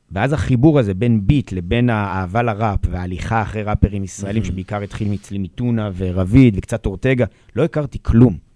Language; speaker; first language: Hebrew; native; Hebrew